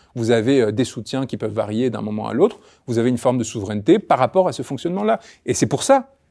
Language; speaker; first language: French; early bilingual, other home language; Spanish